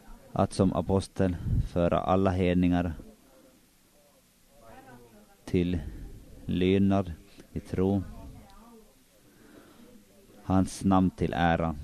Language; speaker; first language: Swedish; non-native, local second language; Finnish